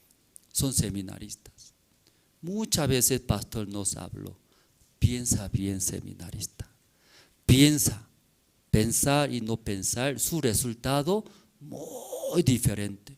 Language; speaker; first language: Spanish; non-native, learner; Korean